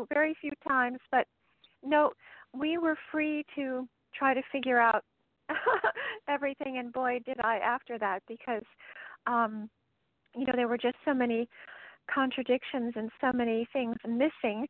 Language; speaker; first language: English; native; English